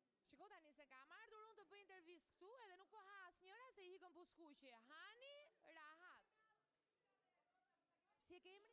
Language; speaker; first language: Albanian; native; Albanian